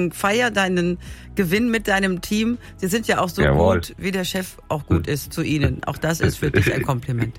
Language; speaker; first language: German; native; German